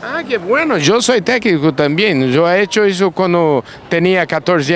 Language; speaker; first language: Spanish; non-native, learner; Portuguese